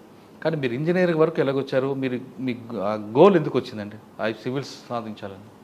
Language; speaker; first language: Telugu; native; Telugu